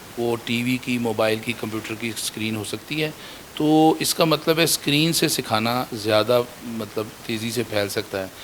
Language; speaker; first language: Urdu; native; Urdu